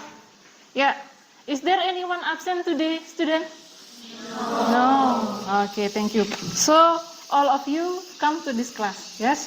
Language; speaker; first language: English; non-native, learner; Indonesian